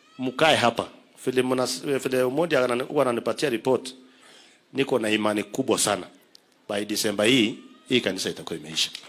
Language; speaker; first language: Swahili; non-native, local second language; Kalenjin